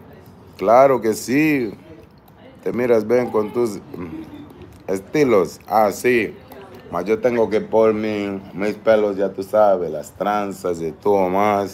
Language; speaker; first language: Spanish; non-native, learner; Portuguese